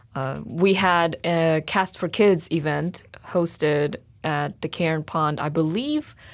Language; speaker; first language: English; non-native, fluent; Russian